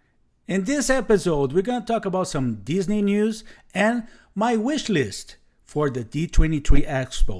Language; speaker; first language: English; non-native, fluent; Portuguese